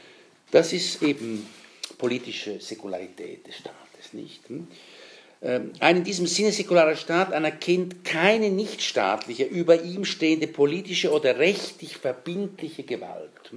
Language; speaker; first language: German; native; German